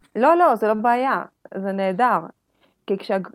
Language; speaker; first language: Hebrew; non-native, fluent; Russian